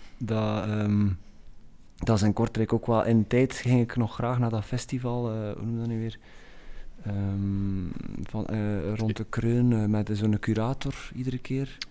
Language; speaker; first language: Dutch; native; Dutch